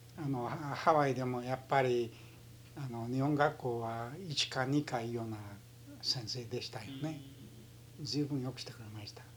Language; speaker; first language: Japanese; early bilingual, heritage; Japanese